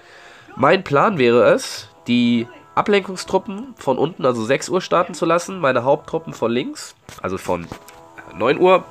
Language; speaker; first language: German; native; German